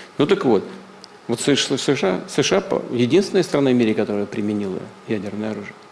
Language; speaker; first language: Russian; native; Russian